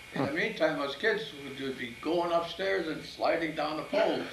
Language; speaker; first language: English; early bilingual, other home language; Italian